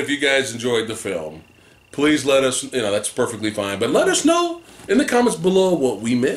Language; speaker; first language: English; native; English